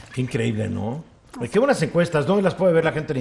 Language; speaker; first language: Spanish; native; Spanish